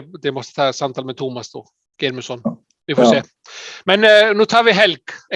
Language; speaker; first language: Swedish; non-native, fluent; Icelandic